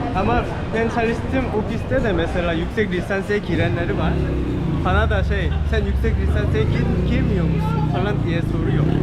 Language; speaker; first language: Turkish; non-native, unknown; Korean